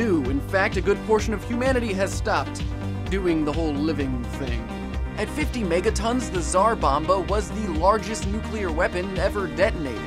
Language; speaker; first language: English; native; English